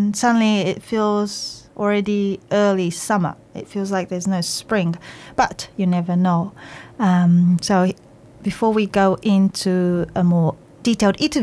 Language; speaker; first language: English; non-native, fluent; Japanese